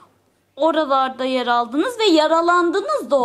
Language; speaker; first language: Turkish; native; Turkish